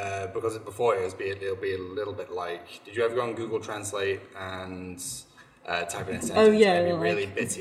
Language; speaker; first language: English; native; English